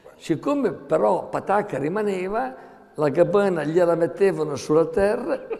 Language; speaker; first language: Italian; native; Italian